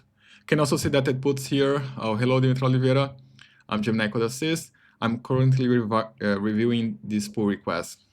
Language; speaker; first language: English; non-native, fluent; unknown